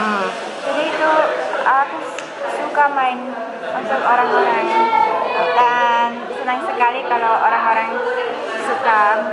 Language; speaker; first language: Indonesian; non-native, fluent; Polish